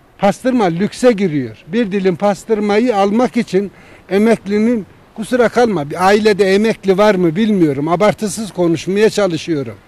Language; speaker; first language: Turkish; native; Turkish